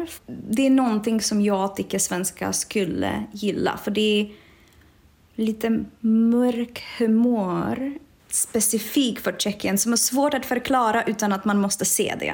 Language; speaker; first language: Swedish; non-native, fluent; Czech